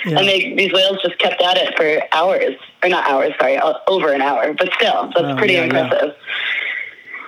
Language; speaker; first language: English; native; English